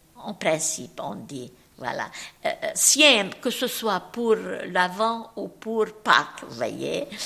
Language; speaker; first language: French; non-native, local second language; Arabic